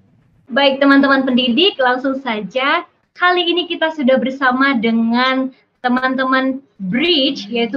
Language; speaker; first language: Indonesian; native; Indonesian